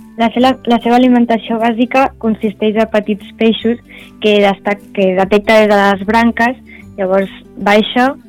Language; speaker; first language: Catalan; native; Catalan